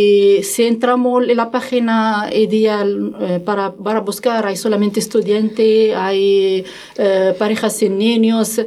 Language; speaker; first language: Spanish; non-native, learner; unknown